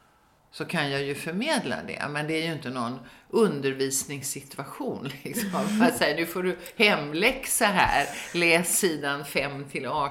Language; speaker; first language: Swedish; native; Swedish